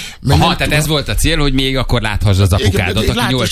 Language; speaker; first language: Hungarian; native; Hungarian